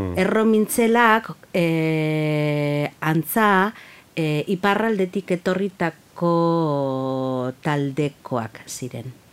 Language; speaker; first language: Basque; native; Basque